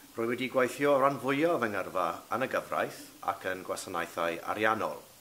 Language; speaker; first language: Welsh; non-native, local second language; English